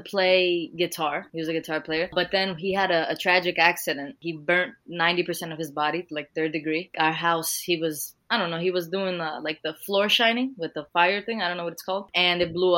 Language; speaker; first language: English; early bilingual, other home language; Portuguese